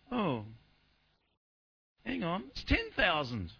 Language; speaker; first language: English; native; English